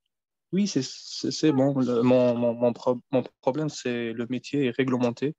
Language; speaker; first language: French; non-native, fluent; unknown